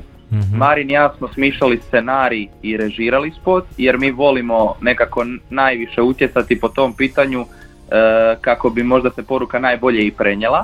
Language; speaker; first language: Croatian; native; Croatian